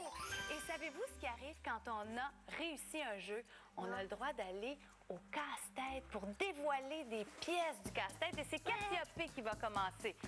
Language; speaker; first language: French; native; French